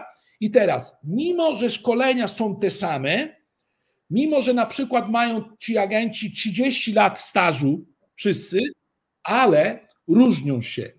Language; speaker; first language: Polish; early bilingual, heritage; Italian